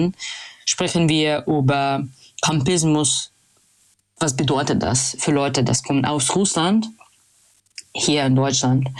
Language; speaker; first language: German; non-native, fluent; Russian